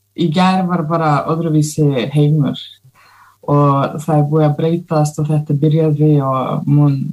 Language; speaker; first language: Icelandic; non-native, fluent; Russian